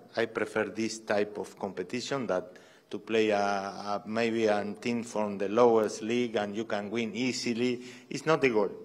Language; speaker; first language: English; non-native, fluent; Spanish